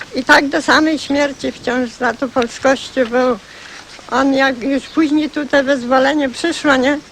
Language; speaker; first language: Polish; native; Polish